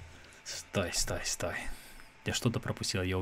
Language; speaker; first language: Russian; non-native, fluent; English